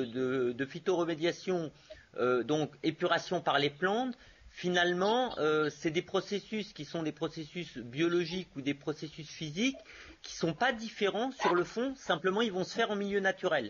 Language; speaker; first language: French; native; French